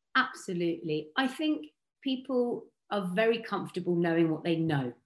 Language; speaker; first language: English; native; English